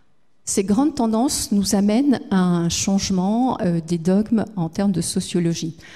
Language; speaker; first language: French; native; French